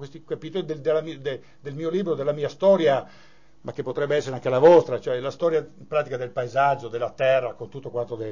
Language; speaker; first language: Italian; native; Italian